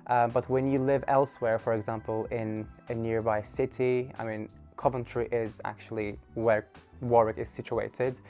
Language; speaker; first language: English; non-native, fluent; Turkish